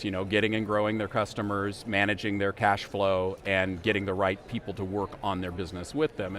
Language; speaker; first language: English; native; English